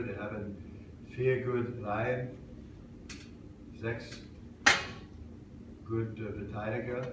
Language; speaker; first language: German; non-native, learner; English